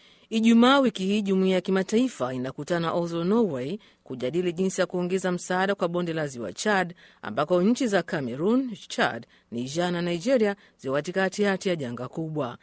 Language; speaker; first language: Swahili; non-native, local second language; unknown